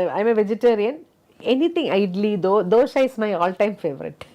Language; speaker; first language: Telugu; non-native, fluent; Malayalam